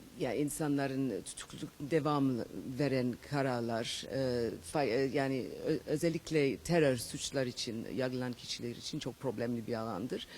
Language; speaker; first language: Turkish; non-native, fluent; English